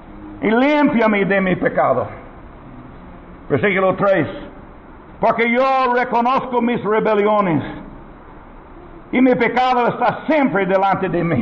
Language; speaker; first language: Spanish; non-native, learner; English